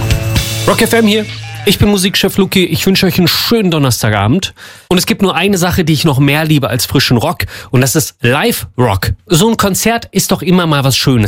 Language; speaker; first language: German; native; German